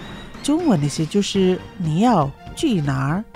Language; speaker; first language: Chinese; non-native, fluent; Indonesian